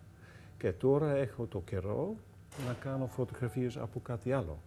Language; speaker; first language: Greek; non-native, learner; Dutch